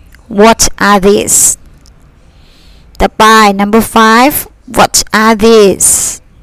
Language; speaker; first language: English; non-native, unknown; Thai